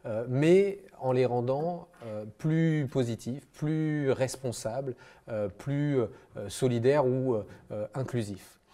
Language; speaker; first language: French; native; French